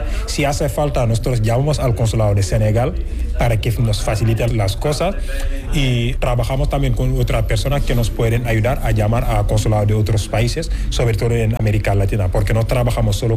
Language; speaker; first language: Spanish; non-native, fluent; Wolof